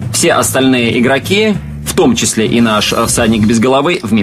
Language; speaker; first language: Russian; native; Russian